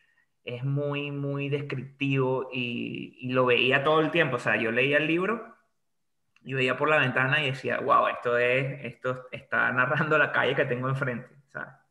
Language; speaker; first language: Spanish; non-native, fluent; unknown